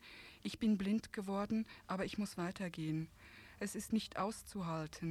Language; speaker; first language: German; native; German